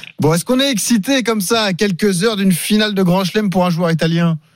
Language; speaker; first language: French; native; French